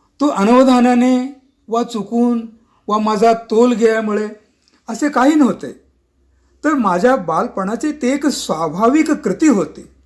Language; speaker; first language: Marathi; non-native, local second language; Kannada